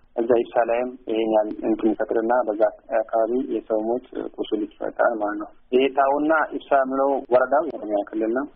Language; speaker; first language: Amharic; non-native, local second language; Oromo